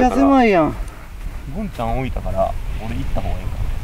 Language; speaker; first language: Japanese; native; Japanese